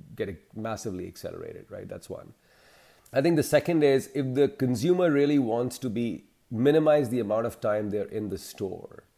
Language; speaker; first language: English; non-native, local second language; Hindi